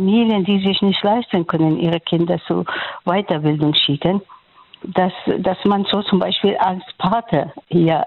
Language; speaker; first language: German; non-native, fluent; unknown